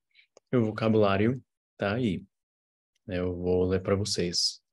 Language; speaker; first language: Portuguese; non-native, fluent; English